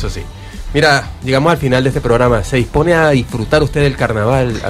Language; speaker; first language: Spanish; native; Spanish